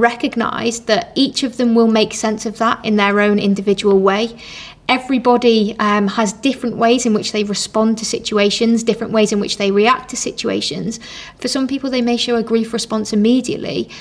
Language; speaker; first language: English; native; English